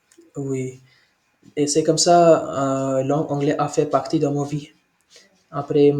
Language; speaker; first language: French; non-native, learner; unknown